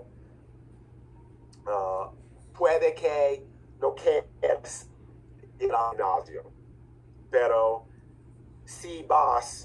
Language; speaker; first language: Spanish; non-native, fluent; English